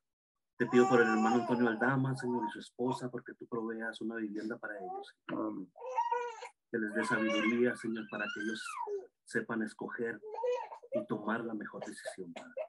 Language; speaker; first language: Spanish; native; Spanish